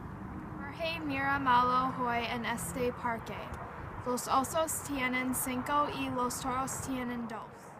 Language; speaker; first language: Spanish; non-native, learner; English